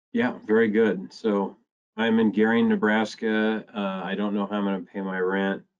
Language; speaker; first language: English; native; English